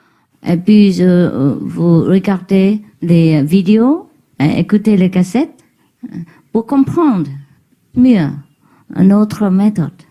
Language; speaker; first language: French; non-native, learner; Vietnamese